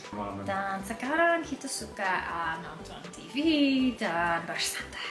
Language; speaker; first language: Indonesian; non-native, learner; English